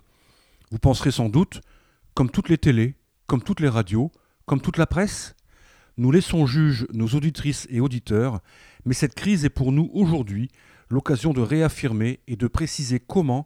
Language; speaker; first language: French; native; French